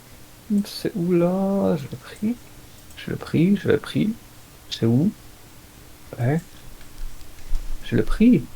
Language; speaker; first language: French; non-native, learner; German